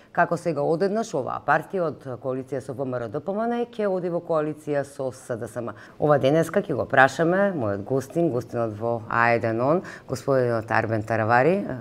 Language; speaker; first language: Macedonian; native; Macedonian